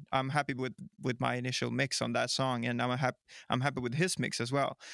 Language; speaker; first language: English; non-native, fluent; Swedish